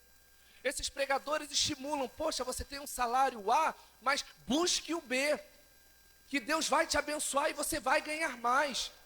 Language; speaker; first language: Portuguese; native; Portuguese